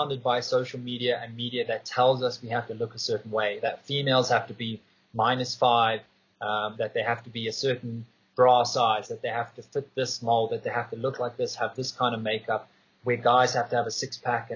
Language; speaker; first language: English; native; English